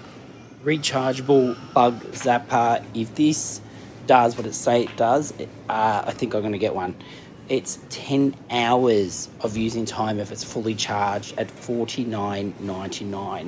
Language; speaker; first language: English; native; English